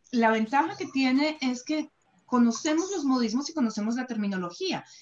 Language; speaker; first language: Spanish; native; Spanish